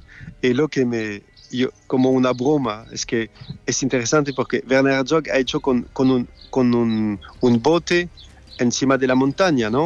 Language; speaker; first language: Spanish; non-native, fluent; French